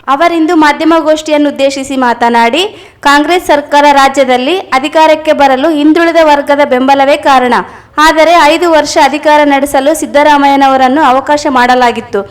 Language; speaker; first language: Kannada; native; Kannada